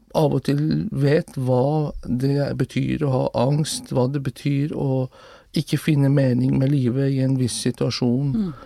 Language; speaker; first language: Norwegian; non-native, fluent; Persian